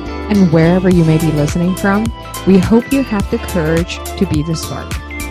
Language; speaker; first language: English; non-native, fluent; Chinese